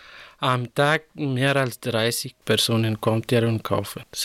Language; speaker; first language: German; non-native, learner; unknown